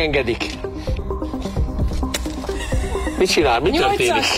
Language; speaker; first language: Hungarian; non-native, learner; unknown